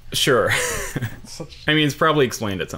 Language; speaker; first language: English; native; English